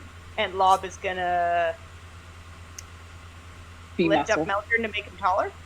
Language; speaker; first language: English; native; English